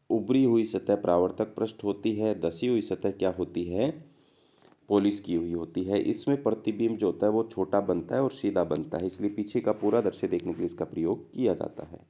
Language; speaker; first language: Hindi; native; Hindi